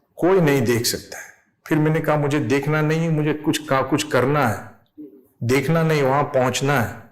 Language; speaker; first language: Urdu; non-native, fluent; English